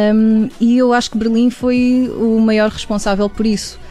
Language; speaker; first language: Portuguese; native; Portuguese